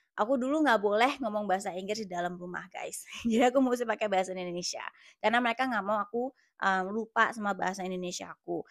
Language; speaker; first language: Indonesian; native; Indonesian